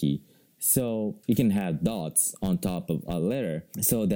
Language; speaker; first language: English; non-native, fluent; Japanese